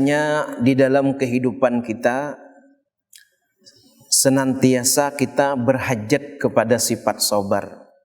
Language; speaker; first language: Indonesian; non-native, local second language; Banjar